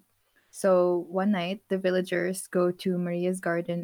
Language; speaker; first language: English; non-native, local second language; Filipino